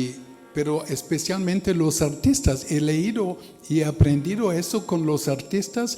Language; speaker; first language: Spanish; non-native, learner; German